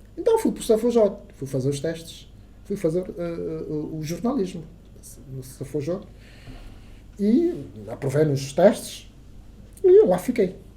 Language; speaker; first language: Portuguese; non-native, local second language; Kongo